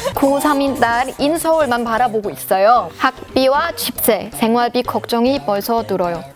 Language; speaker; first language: Korean; non-native, fluent; German